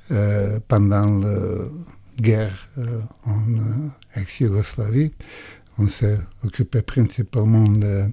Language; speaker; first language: French; non-native, fluent; Croatian